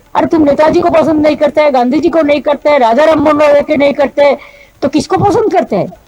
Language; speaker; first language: Hindi; non-native, local second language; Bangla